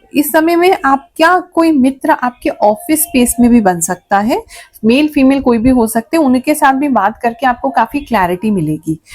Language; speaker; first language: Hindi; native; Hindi